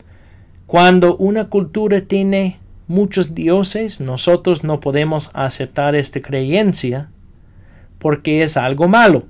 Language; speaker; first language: Spanish; non-native, fluent; English